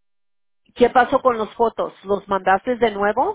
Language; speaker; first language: Spanish; early bilingual, heritage; Spanish